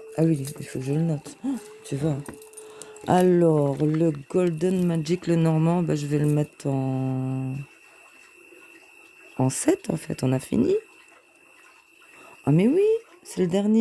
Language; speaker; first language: French; native; French